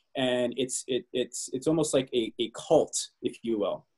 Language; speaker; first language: English; native; English